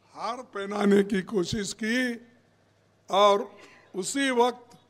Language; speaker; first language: Hindi; non-native, local second language; Kannada